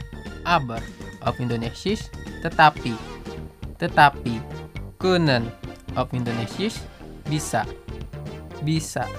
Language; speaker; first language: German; non-native, fluent; Indonesian